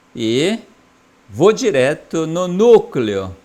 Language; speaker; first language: Portuguese; non-native, fluent; Korean